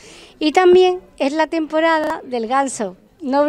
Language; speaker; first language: Spanish; native; Spanish